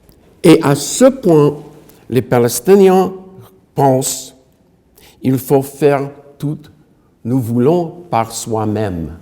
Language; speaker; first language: French; non-native, fluent; English